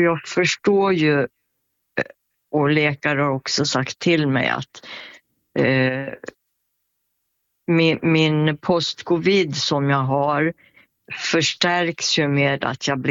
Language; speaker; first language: Swedish; native; Swedish